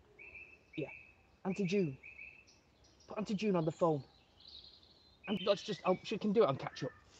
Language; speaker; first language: English; native; English